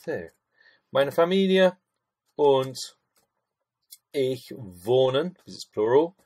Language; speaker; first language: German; non-native, fluent; English